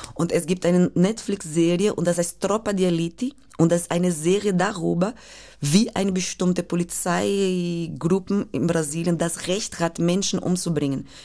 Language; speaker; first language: German; non-native, fluent; Portuguese